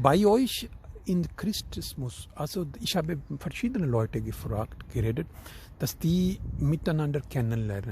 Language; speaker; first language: German; non-native, fluent; Urdu